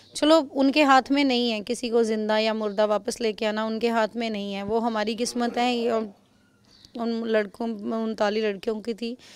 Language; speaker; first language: Hindi; non-native, local second language; Punjabi